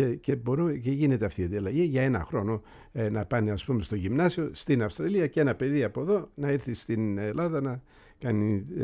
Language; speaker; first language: Greek; early bilingual, heritage; Greek